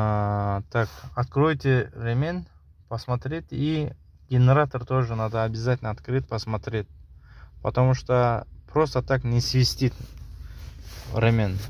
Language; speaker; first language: Russian; non-native, local second language; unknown